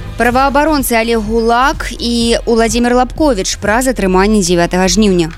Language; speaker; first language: Belarusian; native; Belarusian